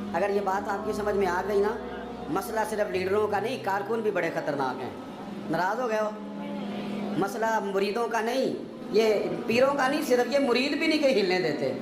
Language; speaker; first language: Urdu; non-native, local second language; Punjabi